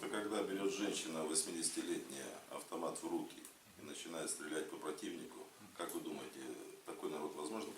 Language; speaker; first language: Russian; native; Russian